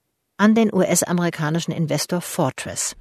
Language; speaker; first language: German; native; German